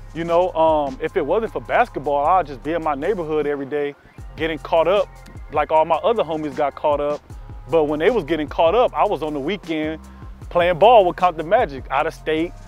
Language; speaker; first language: English; native; English